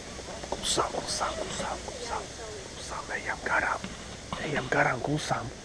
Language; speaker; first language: Latvian; native; Latvian